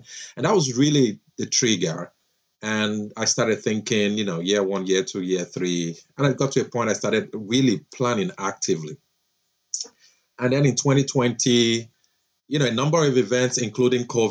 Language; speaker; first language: English; non-native, local second language; Yoruba